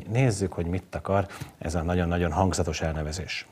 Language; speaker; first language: Hungarian; native; Hungarian